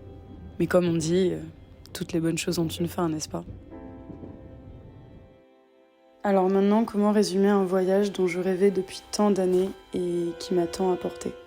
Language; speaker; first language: French; native; French